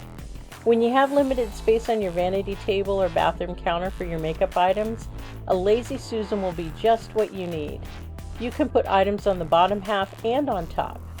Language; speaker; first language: English; native; English